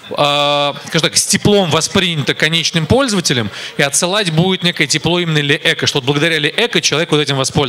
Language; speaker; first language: Russian; native; Russian